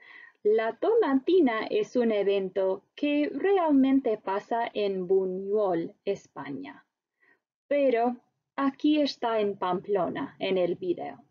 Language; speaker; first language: Spanish; non-native, fluent; English